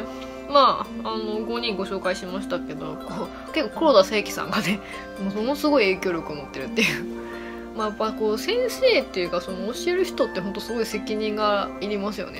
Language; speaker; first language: Japanese; native; Japanese